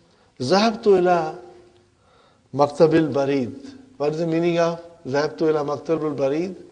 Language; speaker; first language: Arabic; non-native, fluent; English